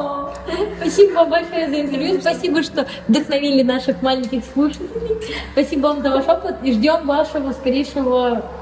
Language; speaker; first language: Russian; native; Russian